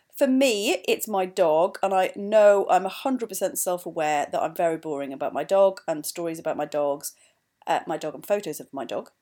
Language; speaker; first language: English; native; English